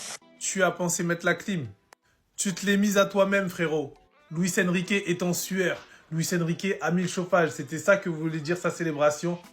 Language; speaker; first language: French; native; French